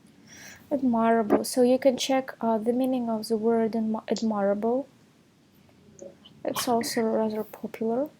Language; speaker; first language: English; non-native, fluent; Russian